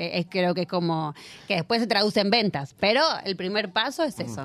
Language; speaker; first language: Spanish; native; Spanish